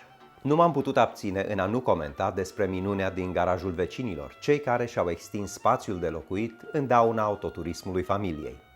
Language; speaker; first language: Romanian; native; Romanian